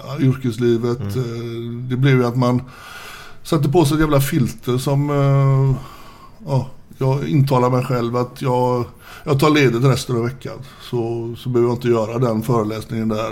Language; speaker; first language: Swedish; native; Swedish